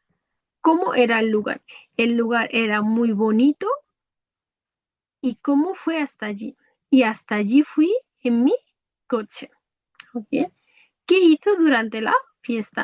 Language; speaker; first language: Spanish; non-native, fluent; Bangla